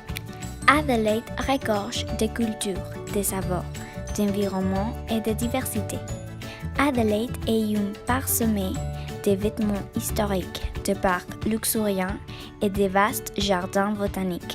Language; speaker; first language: French; non-native, learner; Spanish